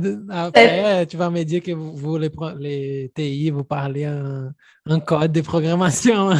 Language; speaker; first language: French; non-native, fluent; Portuguese